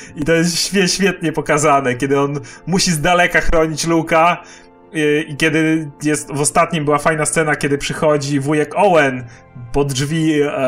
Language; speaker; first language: Polish; native; Polish